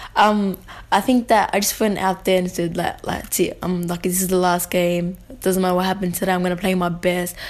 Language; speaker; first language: English; native; English